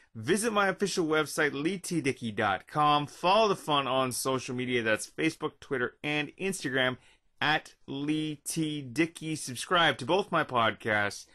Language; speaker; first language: English; native; English